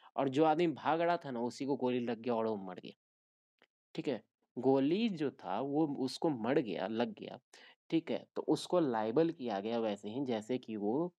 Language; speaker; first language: Hindi; native; Hindi